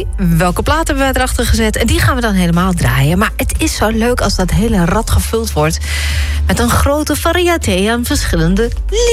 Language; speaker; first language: Dutch; native; Dutch